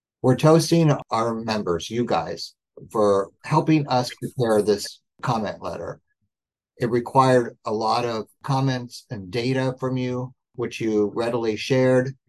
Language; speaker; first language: English; native; English